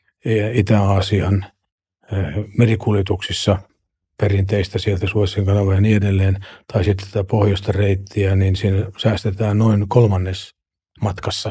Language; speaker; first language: Finnish; native; Finnish